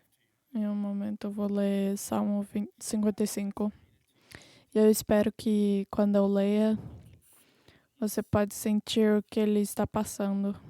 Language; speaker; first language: Portuguese; non-native, fluent; English